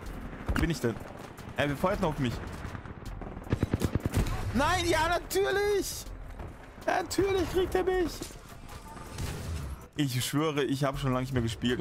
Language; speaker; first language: German; native; German